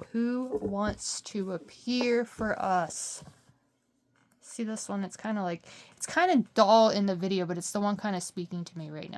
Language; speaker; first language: English; native; English